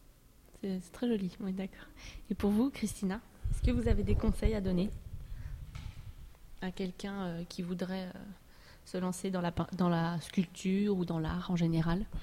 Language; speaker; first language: French; native; French